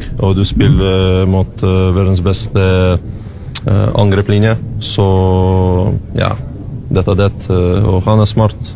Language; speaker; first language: Norwegian; non-native, learner; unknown